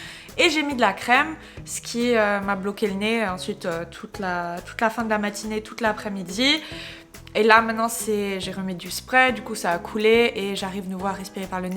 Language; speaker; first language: French; native; French